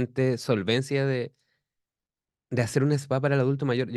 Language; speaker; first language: Spanish; native; Spanish